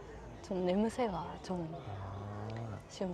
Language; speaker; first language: Korean; non-native, learner; Japanese